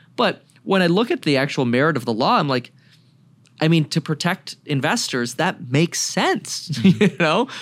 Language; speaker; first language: English; native; English